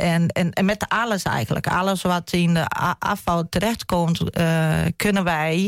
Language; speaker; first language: Dutch; non-native, fluent; Portuguese